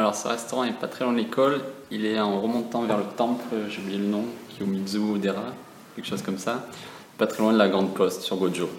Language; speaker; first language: French; native; French